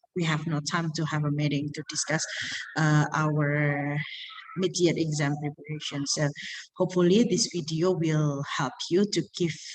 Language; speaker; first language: English; non-native, fluent; Indonesian